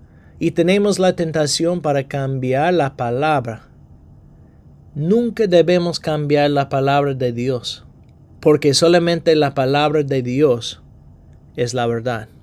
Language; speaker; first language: Spanish; non-native, fluent; English